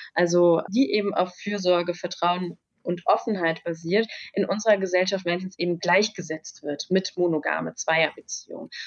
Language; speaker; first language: German; native; German